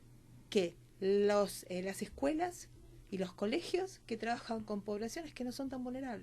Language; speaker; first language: Spanish; native; Spanish